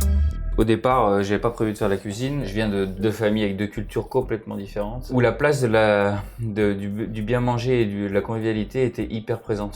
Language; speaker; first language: French; native; French